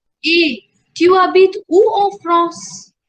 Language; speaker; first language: French; non-native, fluent; Hindi